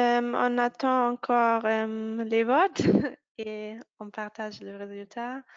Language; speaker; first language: French; non-native, fluent; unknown